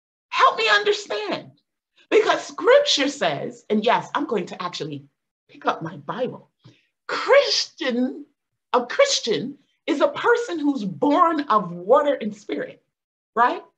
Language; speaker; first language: English; native; English